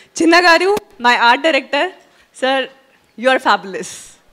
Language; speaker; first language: English; non-native, local second language; Hindi